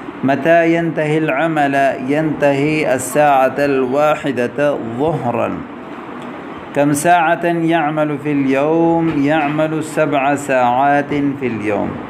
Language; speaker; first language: Arabic; non-native, fluent; Urdu